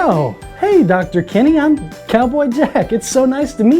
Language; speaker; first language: English; native; English